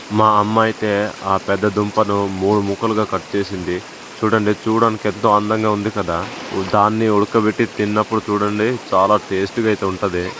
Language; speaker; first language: Telugu; non-native, local second language; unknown